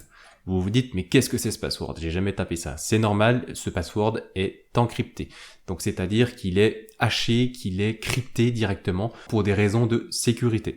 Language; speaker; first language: French; native; French